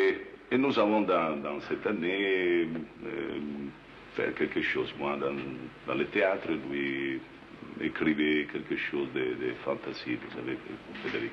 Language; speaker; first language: French; non-native, learner; Italian